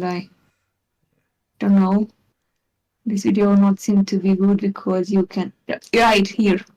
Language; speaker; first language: English; non-native, learner; Hungarian